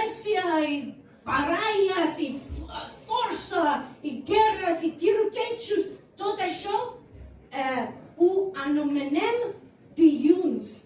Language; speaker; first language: Catalan; non-native, fluent; English